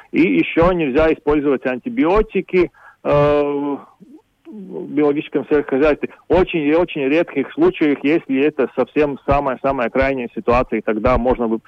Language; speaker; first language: Russian; non-native, local second language; Latvian